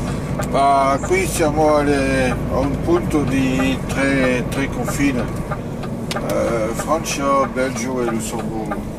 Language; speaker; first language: Italian; non-native, fluent; French